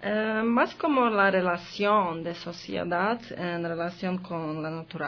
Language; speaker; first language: Spanish; non-native, learner; Polish